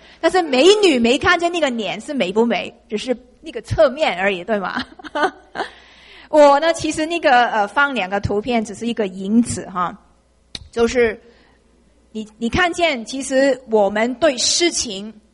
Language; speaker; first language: Chinese; non-native, local second language; Cantonese